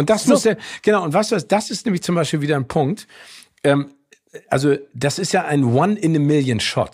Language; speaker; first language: German; native; German